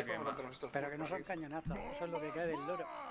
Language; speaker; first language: Spanish; native; Spanish